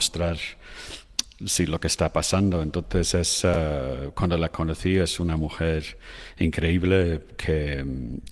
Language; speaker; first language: Spanish; non-native, fluent; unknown